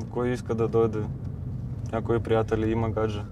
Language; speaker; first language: Bulgarian; non-native, learner; Russian